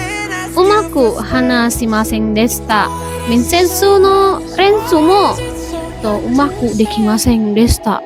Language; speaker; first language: Japanese; non-native, learner; Indonesian